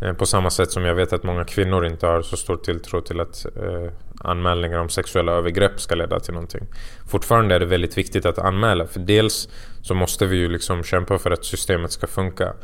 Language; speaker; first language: Swedish; early bilingual, other home language; Persian